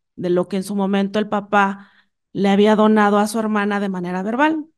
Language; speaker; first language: Spanish; non-native, local second language; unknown